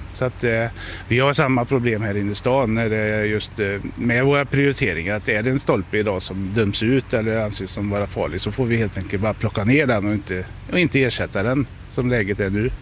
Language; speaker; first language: Swedish; native; Swedish